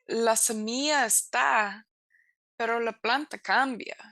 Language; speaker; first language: Spanish; non-native, fluent; English